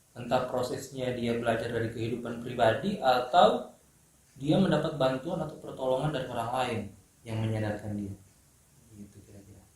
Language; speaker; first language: Indonesian; native; Indonesian